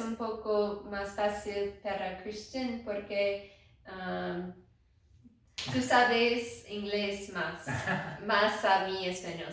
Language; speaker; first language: Spanish; non-native, learner; English